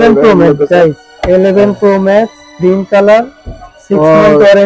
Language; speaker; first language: Hindi; non-native, learner; Bangla